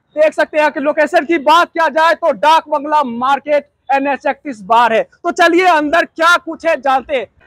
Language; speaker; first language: Hindi; native; Hindi